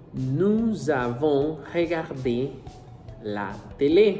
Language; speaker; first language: French; non-native, fluent; Spanish